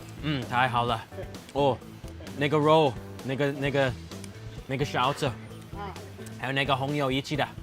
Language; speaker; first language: Chinese; non-native, learner; English